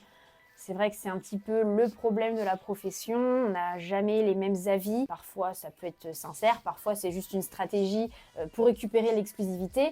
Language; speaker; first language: French; native; French